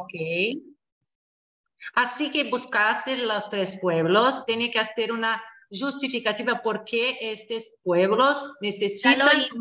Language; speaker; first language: Spanish; non-native, fluent; Portuguese